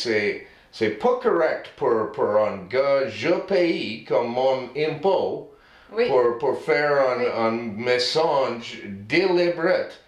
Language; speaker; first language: French; non-native, learner; English